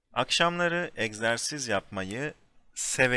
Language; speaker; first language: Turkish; non-native, fluent; English